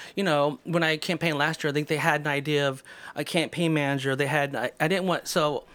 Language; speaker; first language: English; native; English